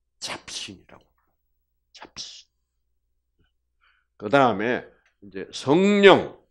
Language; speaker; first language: Korean; native; Korean